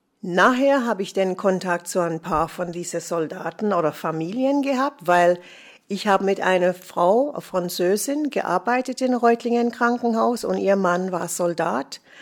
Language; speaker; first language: German; non-native, fluent; English